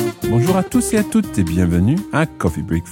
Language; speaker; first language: French; non-native, fluent; English